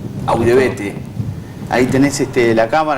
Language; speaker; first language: Spanish; native; Spanish